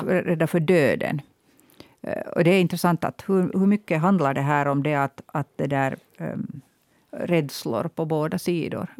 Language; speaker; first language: Swedish; native; Swedish